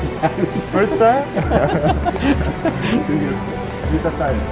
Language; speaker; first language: Filipino; non-native, learner; Arabic